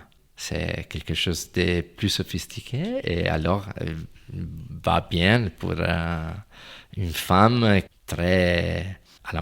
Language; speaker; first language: French; non-native, fluent; Italian